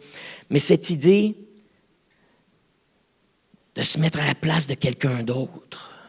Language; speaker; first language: French; native; French